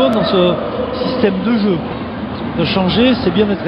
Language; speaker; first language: French; native; French